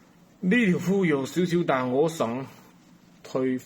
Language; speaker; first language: Cantonese; non-native, learner; Chinese